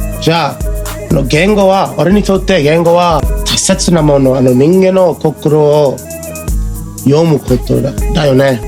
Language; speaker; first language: Japanese; non-native, learner; English